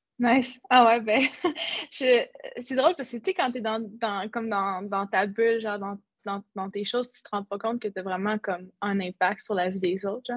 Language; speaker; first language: French; native; French